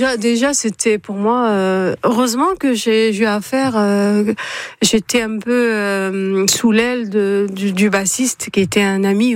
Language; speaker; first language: French; non-native, local second language; Arabic